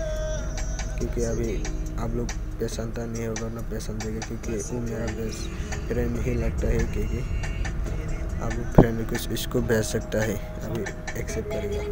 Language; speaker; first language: Hindi; non-native, local second language; Assamese